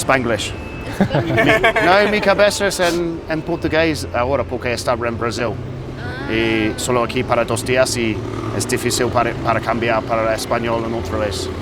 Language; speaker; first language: Spanish; non-native, learner; English